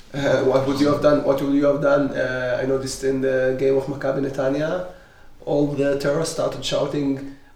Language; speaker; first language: English; non-native, fluent; Hebrew